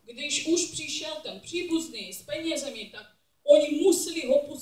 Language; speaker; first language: Czech; non-native, learner; English